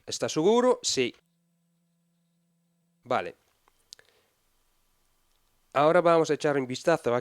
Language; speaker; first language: Spanish; non-native, fluent; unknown